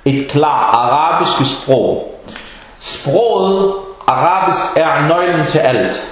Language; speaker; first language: Danish; early bilingual, other home language; Arabic